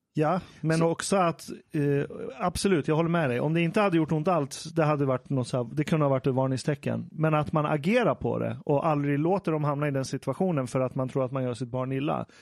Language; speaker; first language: Swedish; early bilingual, other home language; Persian